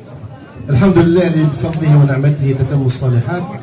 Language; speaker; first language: Arabic; native; Arabic